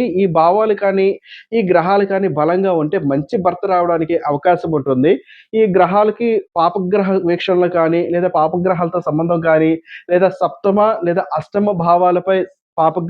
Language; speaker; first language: Telugu; native; Telugu